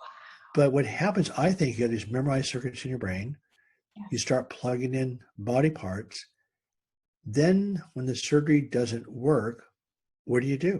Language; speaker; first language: English; native; English